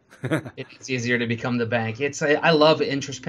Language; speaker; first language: English; native; English